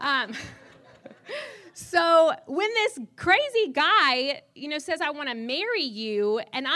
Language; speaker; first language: English; native; English